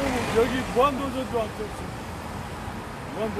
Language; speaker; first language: Korean; native; Korean